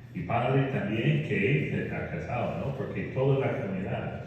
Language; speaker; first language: Spanish; non-native, fluent; English